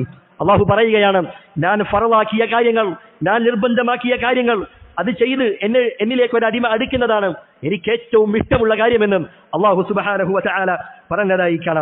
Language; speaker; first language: Malayalam; native; Malayalam